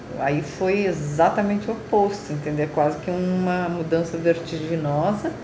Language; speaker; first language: Portuguese; native; Portuguese